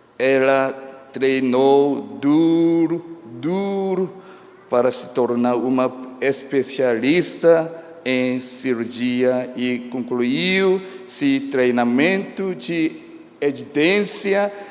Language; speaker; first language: Portuguese; non-native, fluent; Korean